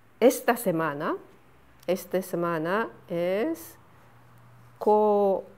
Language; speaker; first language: Spanish; non-native, fluent; Japanese